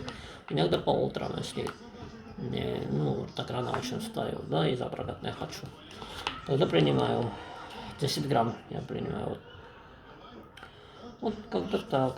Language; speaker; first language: Russian; non-native, fluent; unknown